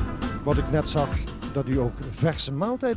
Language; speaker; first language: Dutch; native; Dutch